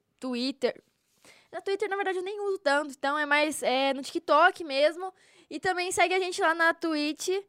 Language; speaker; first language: Portuguese; native; Portuguese